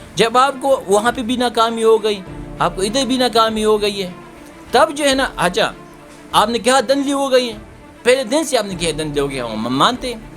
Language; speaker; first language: Urdu; non-native, local second language; Pashto